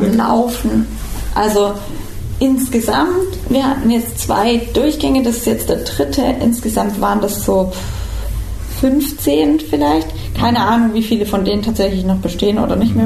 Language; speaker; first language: German; native; German